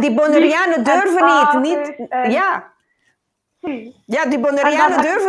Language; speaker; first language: Dutch; non-native, local second language; Papiamento